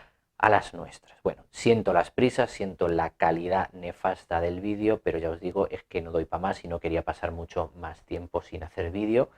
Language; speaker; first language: Spanish; native; Spanish